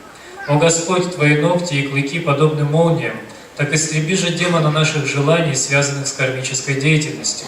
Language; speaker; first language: Russian; native; Russian